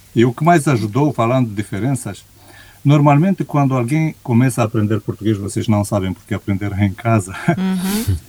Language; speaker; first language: Portuguese; non-native, fluent; Romanian